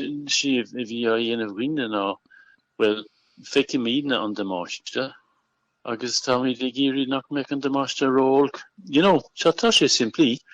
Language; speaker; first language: Irish; non-native, local second language; English